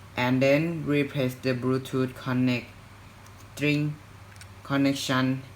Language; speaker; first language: English; non-native, learner; Thai